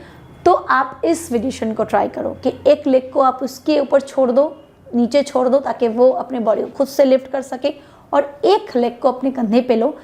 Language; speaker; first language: Hindi; native; Hindi